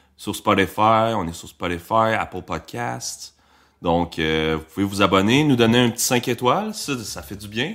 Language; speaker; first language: French; native; French